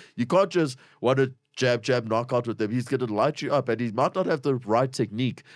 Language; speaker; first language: English; native; English